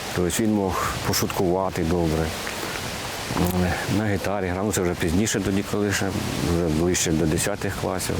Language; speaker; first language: Ukrainian; non-native, local second language; Russian